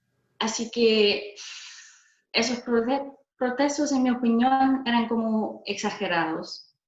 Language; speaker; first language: Spanish; non-native, fluent; German